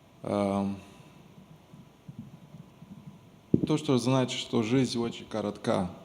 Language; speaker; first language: Russian; non-native, local second language; Romanian